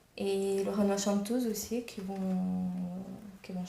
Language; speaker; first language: French; non-native, fluent; Ukrainian